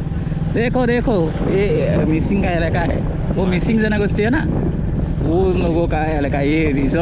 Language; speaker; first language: Hindi; non-native, local second language; Assamese